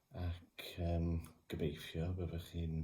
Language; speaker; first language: Welsh; non-native, local second language; English